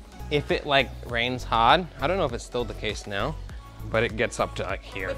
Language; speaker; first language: English; native; English